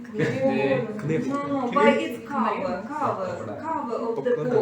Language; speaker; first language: English; non-native, learner; Ukrainian